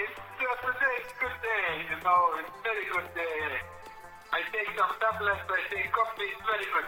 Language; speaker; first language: English; non-native, learner; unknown